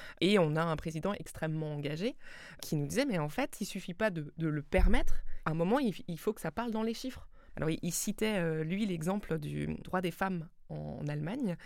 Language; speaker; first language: French; non-native, local second language; Swiss German